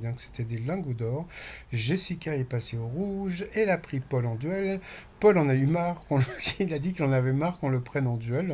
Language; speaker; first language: French; native; French